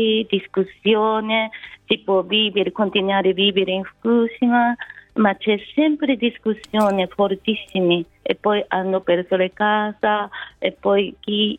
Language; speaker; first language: Italian; non-native, fluent; Japanese